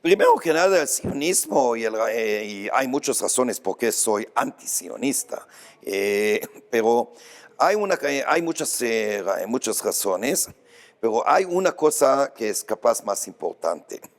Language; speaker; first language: Spanish; non-native, fluent; Hebrew